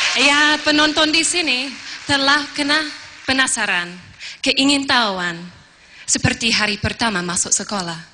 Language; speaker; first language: Malay; non-native, fluent; English